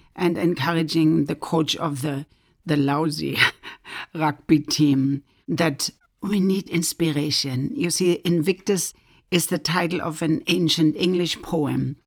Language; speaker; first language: English; non-native, fluent; German